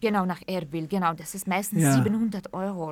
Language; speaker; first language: German; early bilingual, other home language; Central Kurdish